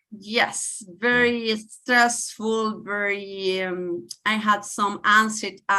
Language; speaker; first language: English; non-native, learner; Spanish